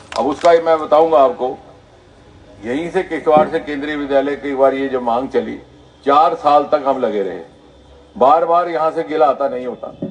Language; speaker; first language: Hindi; non-native, local second language; Dogri